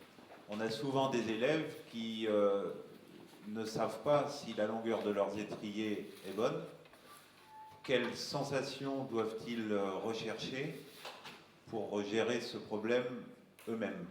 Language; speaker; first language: French; native; French